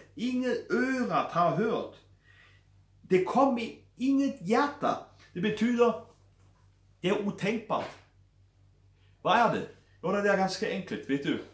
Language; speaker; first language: Swedish; non-native, fluent; German